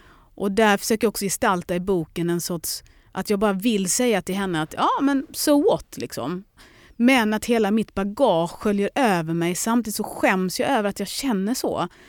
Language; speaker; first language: Swedish; early bilingual, other home language; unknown